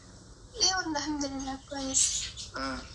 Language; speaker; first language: Arabic; non-native, learner; Bangla